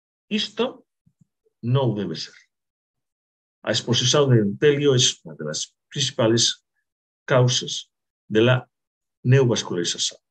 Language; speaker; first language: Spanish; native; Spanish